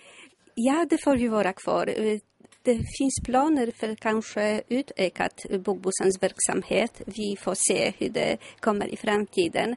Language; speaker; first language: Swedish; non-native, fluent; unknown